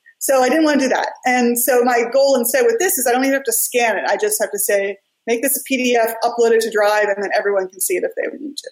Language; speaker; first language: English; native; English